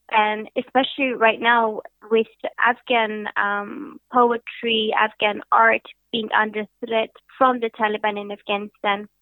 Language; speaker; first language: English; early bilingual, other home language; Hazaragi